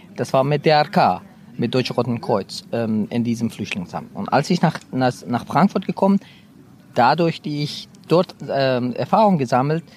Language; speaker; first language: German; non-native, fluent; Persian